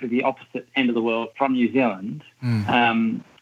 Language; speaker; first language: English; native; English